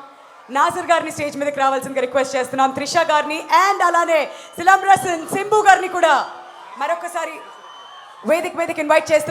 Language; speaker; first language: Telugu; native; Telugu